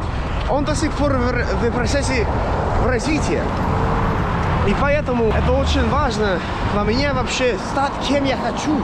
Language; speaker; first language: Russian; non-native, fluent; English